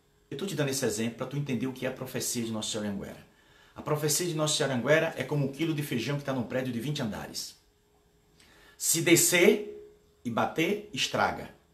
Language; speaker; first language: Portuguese; native; Portuguese